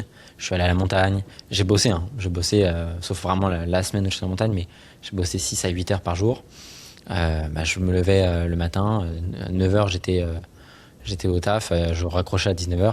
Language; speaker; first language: French; native; French